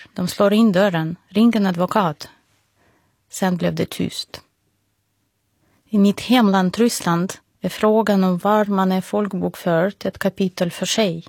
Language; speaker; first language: Swedish; non-native, fluent; Russian